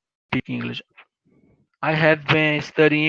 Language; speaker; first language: English; non-native, learner; Portuguese